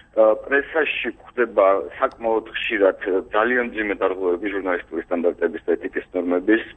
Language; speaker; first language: Georgian; native; Georgian